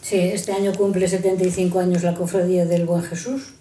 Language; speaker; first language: Spanish; native; Spanish